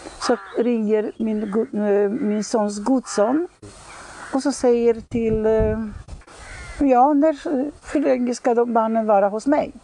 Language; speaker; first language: Swedish; non-native, fluent; Polish